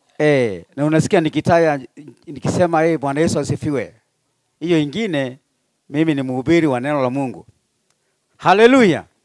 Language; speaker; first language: Swahili; non-native, local second language; Meru